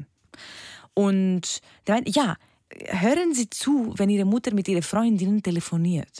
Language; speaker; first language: German; non-native, fluent; Greek